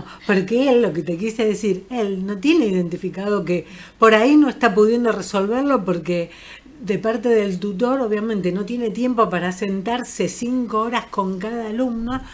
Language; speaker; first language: Spanish; native; Spanish